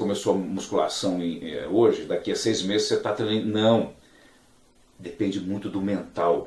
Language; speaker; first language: Portuguese; native; Portuguese